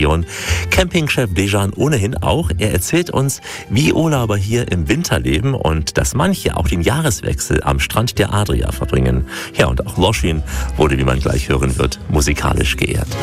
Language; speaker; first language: German; native; German